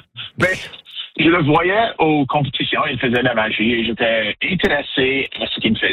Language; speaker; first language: French; non-native, local second language; English